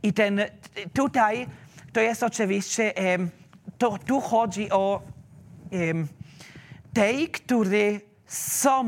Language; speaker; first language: Polish; non-native, learner; German